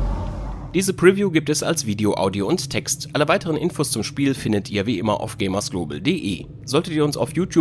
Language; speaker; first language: German; native; German